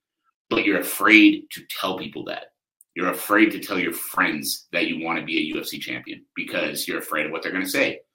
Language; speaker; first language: English; native; English